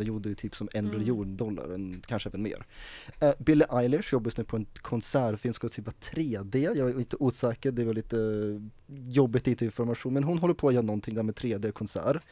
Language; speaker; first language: Swedish; native; Swedish